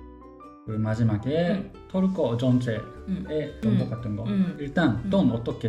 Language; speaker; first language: Korean; non-native, learner; Japanese